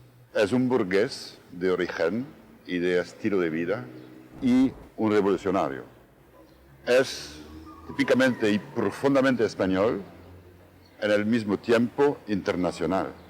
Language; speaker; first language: Spanish; non-native, fluent; French